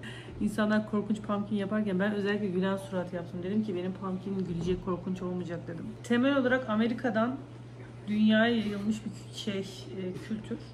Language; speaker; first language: Turkish; native; Turkish